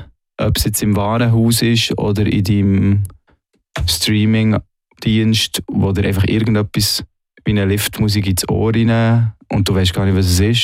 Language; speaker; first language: German; native; German